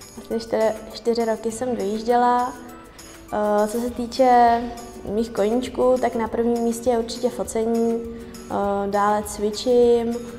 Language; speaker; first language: Czech; native; Czech